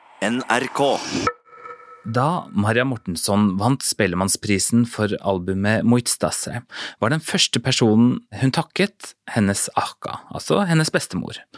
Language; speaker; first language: Norwegian; native; Norwegian